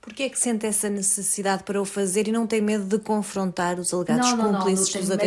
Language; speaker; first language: Portuguese; native; Portuguese